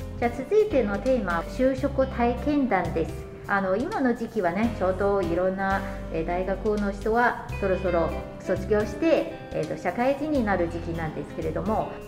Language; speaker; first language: Japanese; non-native, fluent; Chinese